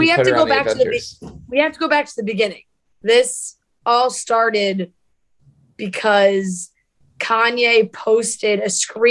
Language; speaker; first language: English; native; English